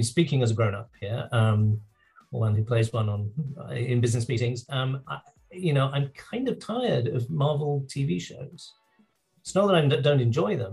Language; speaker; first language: English; native; English